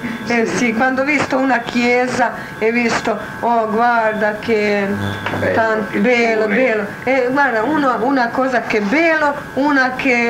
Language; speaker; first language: Italian; non-native, learner; Croatian